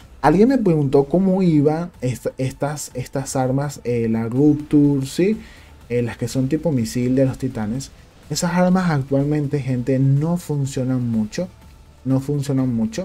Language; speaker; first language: Spanish; native; Spanish